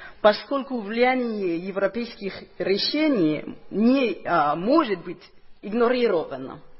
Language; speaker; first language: Russian; non-native, fluent; French